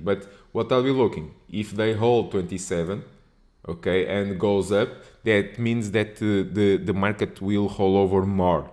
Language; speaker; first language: English; non-native, fluent; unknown